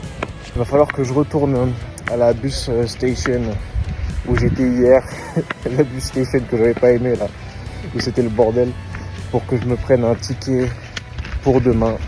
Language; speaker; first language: French; native; French